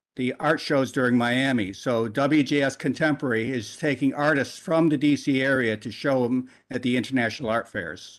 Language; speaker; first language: English; native; English